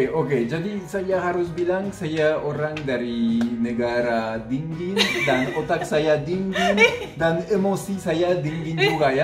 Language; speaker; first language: Indonesian; non-native, fluent; French